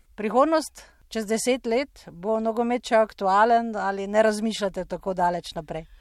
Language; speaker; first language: Slovenian; native; Slovenian